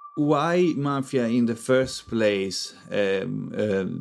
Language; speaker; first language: English; non-native, fluent; Italian